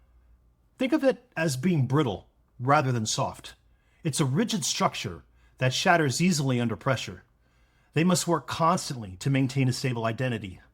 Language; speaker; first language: English; native; English